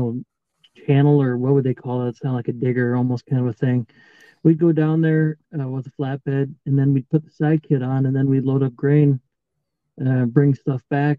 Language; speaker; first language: English; native; English